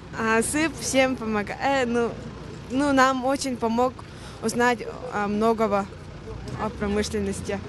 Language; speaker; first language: Russian; non-native, local second language; Yakut